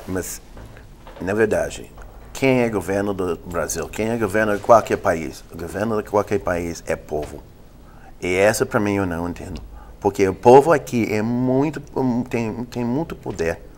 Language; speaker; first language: Portuguese; non-native, fluent; English